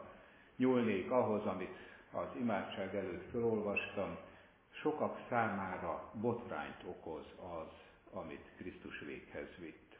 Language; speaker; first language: Hungarian; native; Hungarian